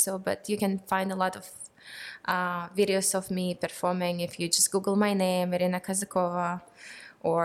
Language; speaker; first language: English; non-native, fluent; Russian